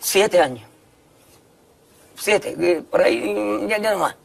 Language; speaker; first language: Spanish; native; Spanish